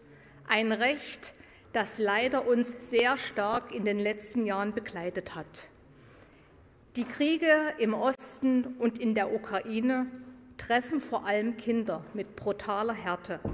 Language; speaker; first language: German; native; German